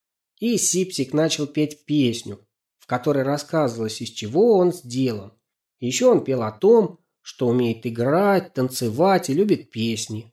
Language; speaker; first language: Russian; native; Russian